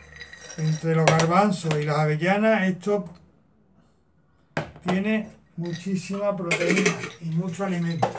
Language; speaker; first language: Spanish; native; Spanish